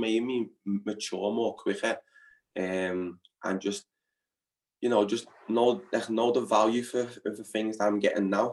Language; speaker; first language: English; native; English